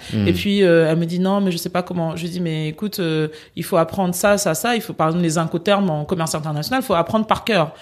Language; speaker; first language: French; native; French